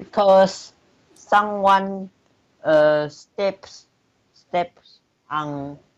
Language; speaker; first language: English; non-native, learner; Chinese